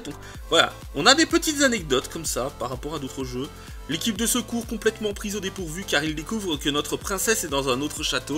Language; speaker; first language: French; native; French